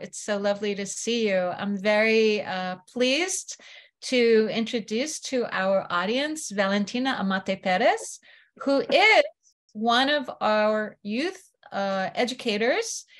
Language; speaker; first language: English; native; English